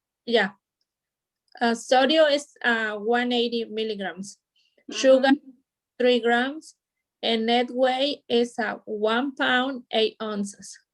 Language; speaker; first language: English; non-native, learner; Spanish